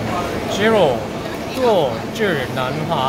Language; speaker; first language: Chinese; non-native, learner; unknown